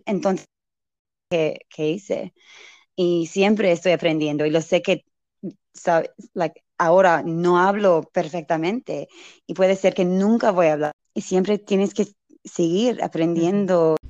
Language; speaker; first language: Spanish; non-native, learner; English